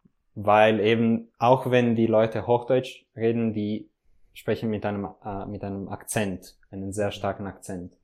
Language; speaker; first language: German; non-native, fluent; Italian